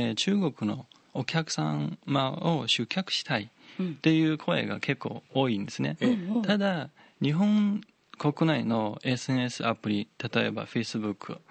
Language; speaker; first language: Japanese; non-native, fluent; Chinese